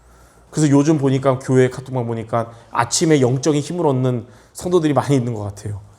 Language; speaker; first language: Korean; native; Korean